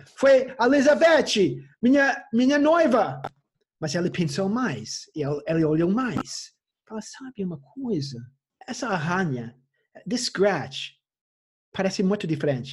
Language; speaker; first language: Portuguese; non-native, fluent; English